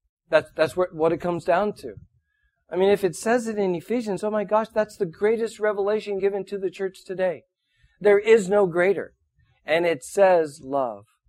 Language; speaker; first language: English; native; English